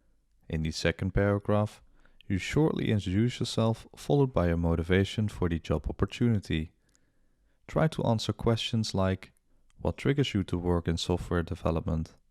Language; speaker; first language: English; non-native, fluent; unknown